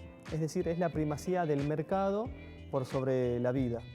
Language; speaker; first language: Spanish; native; Spanish